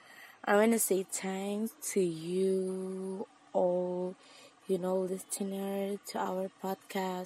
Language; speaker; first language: English; non-native, learner; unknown